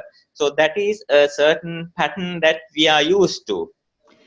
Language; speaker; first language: English; non-native, local second language; Sinhala